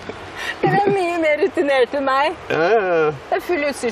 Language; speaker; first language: Norwegian; native; Norwegian